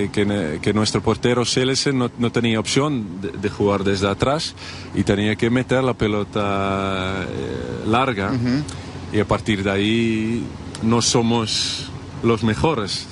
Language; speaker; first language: Spanish; non-native, fluent; Dutch